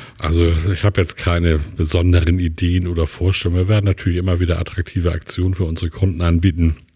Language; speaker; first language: German; native; German